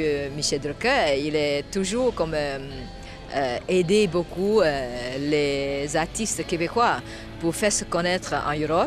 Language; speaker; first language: French; non-native, fluent; Chinese